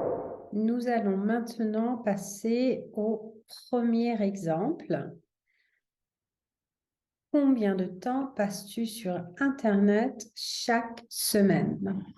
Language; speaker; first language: French; non-native, fluent; English